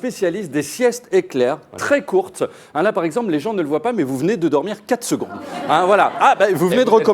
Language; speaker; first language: French; native; French